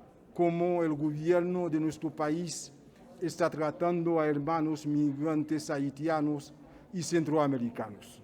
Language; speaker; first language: Spanish; non-native, fluent; Haitian Creole